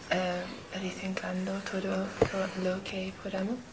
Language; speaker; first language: Spanish; non-native, learner; English